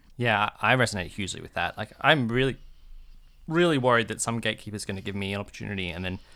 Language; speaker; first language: English; native; English